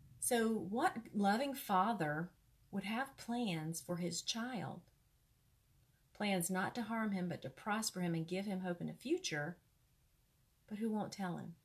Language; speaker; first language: English; native; English